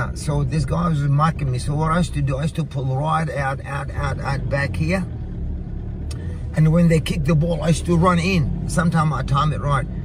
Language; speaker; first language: English; non-native, fluent; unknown